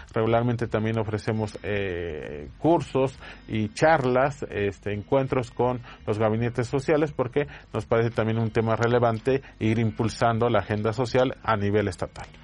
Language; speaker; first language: Spanish; native; Spanish